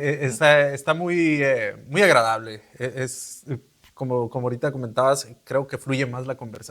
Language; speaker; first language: Spanish; native; Spanish